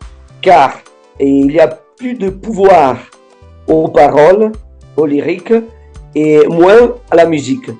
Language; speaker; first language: French; non-native, fluent; Italian